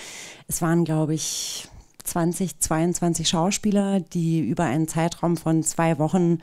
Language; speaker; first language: German; native; German